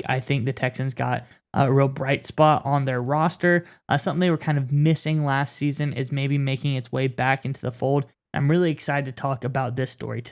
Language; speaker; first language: English; native; English